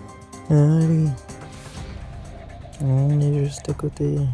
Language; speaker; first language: French; native; French